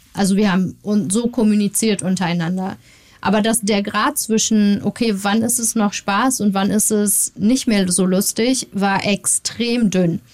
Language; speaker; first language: German; early bilingual, other home language; Turkish